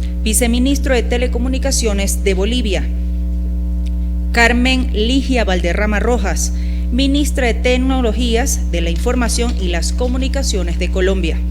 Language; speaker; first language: Spanish; native; Spanish